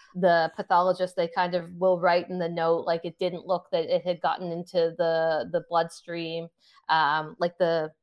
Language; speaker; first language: English; native; English